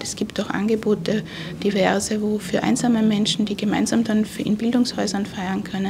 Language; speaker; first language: German; native; German